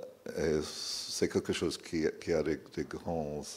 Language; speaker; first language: French; non-native, fluent; English